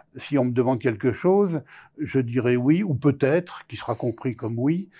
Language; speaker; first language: French; native; French